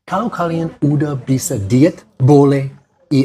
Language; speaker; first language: Indonesian; non-native, learner; English